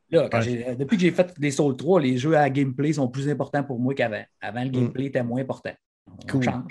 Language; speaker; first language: French; native; French